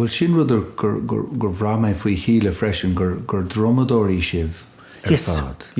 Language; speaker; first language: Irish; native; Irish